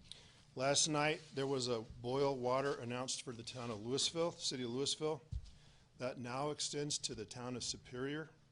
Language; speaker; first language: English; native; English